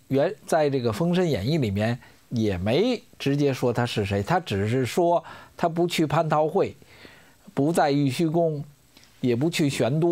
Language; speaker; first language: Chinese; native; Chinese